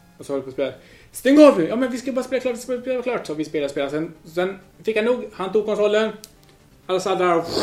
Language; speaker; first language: Swedish; early bilingual, other home language; Spanish